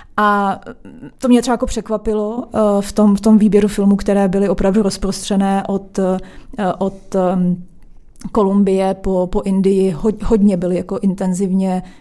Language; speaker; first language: Czech; native; Czech